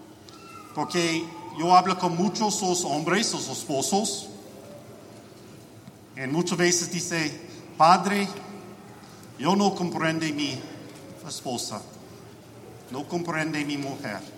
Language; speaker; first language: Spanish; non-native, learner; English